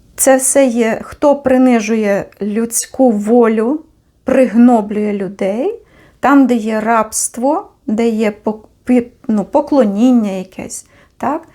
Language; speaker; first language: Ukrainian; native; Ukrainian